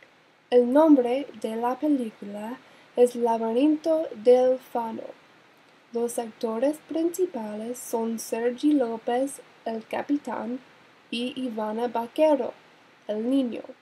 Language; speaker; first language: Spanish; non-native, learner; English